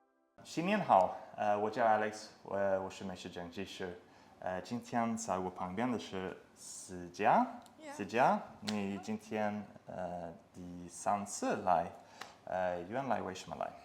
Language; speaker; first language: Chinese; non-native, learner; English